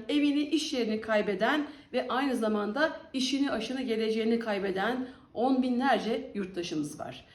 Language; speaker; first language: Turkish; native; Turkish